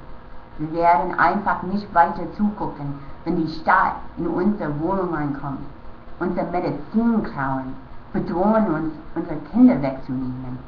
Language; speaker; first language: German; non-native, fluent; English